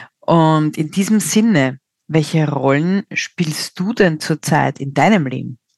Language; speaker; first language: German; native; German